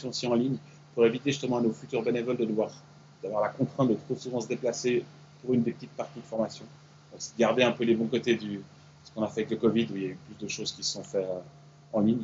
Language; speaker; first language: French; native; French